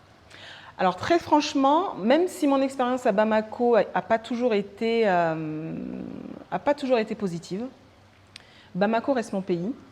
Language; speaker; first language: French; early bilingual, other home language; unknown